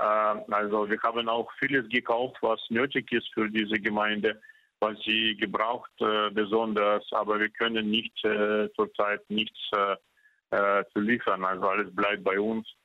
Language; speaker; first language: German; non-native, fluent; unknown